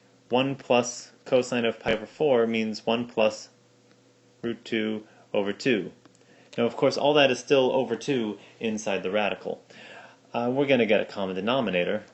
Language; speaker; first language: English; native; English